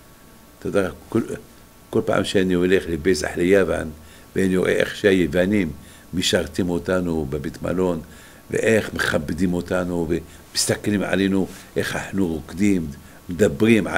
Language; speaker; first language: Hebrew; non-native, fluent; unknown